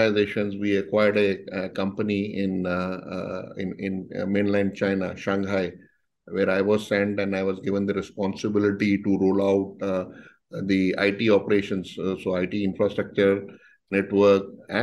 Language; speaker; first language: English; non-native, local second language; Hindi